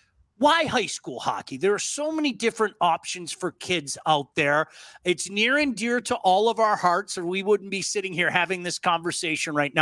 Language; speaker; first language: English; native; English